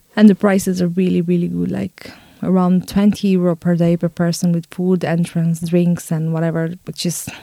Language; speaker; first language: English; non-native, fluent; Romanian